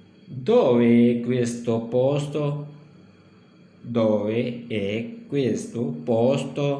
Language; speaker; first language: Italian; non-native, learner; Urdu